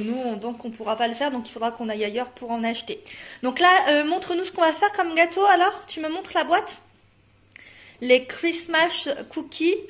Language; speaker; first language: French; native; French